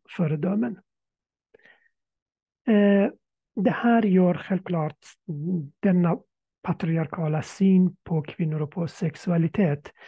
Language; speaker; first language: Swedish; non-native, fluent; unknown